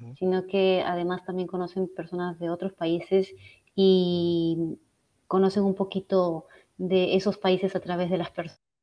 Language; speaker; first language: Spanish; native; Spanish